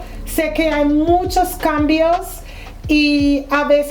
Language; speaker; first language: Spanish; non-native, fluent; English